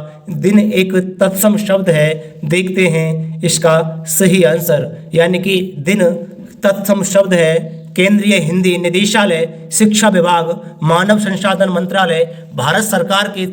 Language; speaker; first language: Hindi; native; Hindi